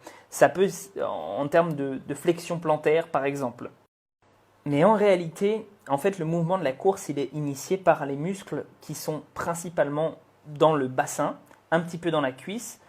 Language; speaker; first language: French; native; French